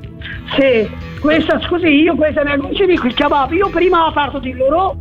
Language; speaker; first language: Italian; non-native, learner; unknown